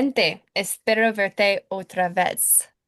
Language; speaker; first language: Spanish; non-native, learner; English